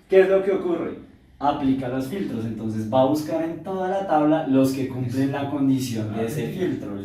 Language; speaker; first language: Spanish; native; Spanish